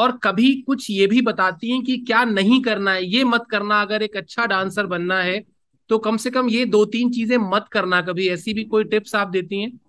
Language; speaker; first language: Hindi; native; Hindi